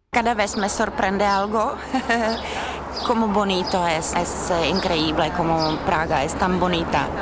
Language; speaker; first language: Spanish; non-native, learner; Czech